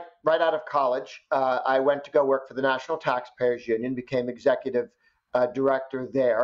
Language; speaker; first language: English; native; English